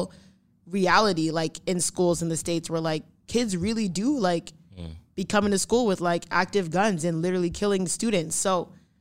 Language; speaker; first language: English; native; English